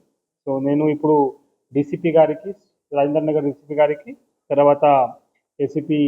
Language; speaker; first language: Telugu; non-native, local second language; Urdu